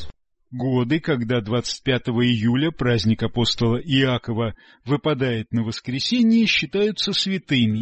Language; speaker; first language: Russian; native; Russian